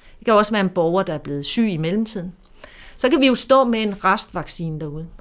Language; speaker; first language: Danish; native; Danish